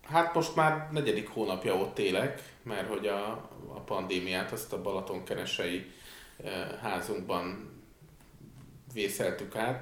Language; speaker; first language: Hungarian; native; Hungarian